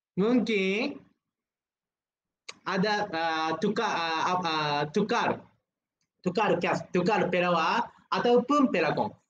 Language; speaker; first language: Malay; non-native, learner; Japanese